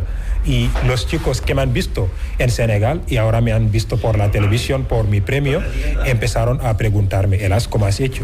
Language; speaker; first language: Spanish; non-native, fluent; Wolof